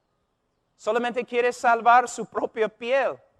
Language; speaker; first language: Spanish; non-native, fluent; English